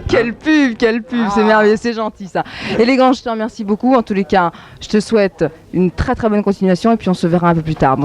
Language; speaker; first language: French; native; French